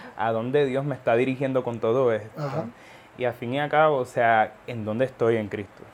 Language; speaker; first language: Spanish; early bilingual, heritage; Spanish